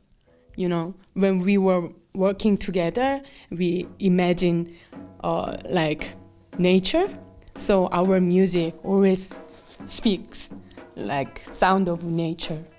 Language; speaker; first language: English; non-native, learner; Korean